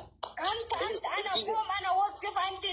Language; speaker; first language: Arabic; non-native, learner; Oromo